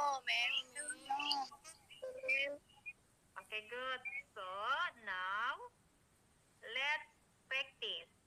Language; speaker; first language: English; non-native, learner; Indonesian